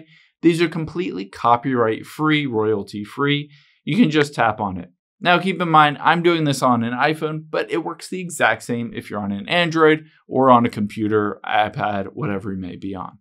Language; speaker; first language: English; native; English